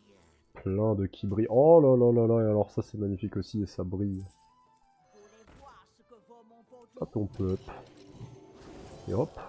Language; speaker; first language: French; native; French